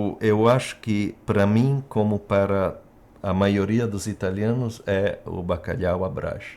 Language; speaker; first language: Portuguese; early bilingual, heritage; Italian